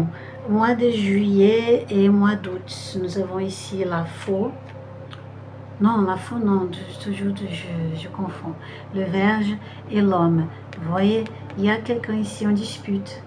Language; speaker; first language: French; non-native, fluent; Portuguese